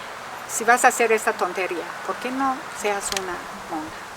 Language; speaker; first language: Spanish; non-native, fluent; English